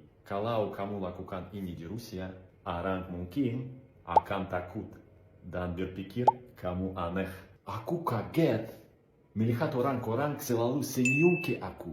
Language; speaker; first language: Indonesian; non-native, fluent; Russian